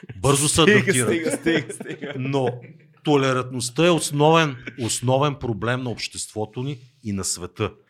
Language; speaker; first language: Bulgarian; native; Bulgarian